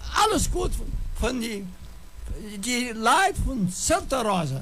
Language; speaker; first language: German; non-native, learner; Portuguese